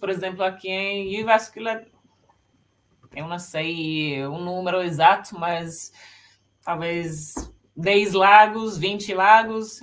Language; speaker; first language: Portuguese; non-native, fluent; Finnish